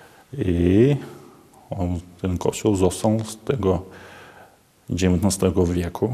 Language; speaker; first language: Polish; non-native, learner; Latvian